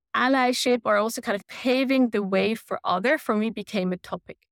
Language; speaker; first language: English; non-native, fluent; German